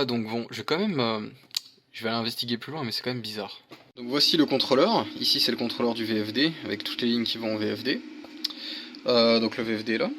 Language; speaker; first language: French; native; French